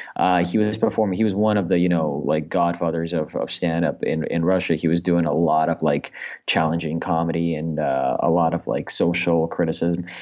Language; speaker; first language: English; non-native, fluent; Russian